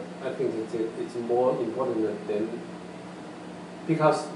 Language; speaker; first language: English; non-native, learner; Chinese